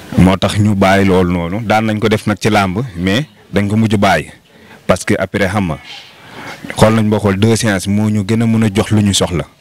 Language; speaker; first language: Wolof; non-native, local second language; Fula